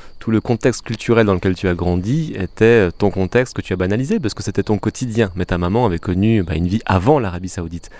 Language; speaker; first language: French; native; French